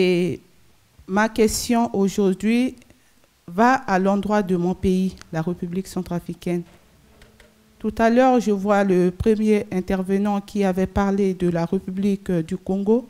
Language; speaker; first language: French; non-native, local second language; Sango